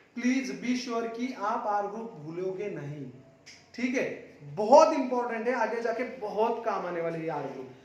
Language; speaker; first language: Hindi; non-native, local second language; Marathi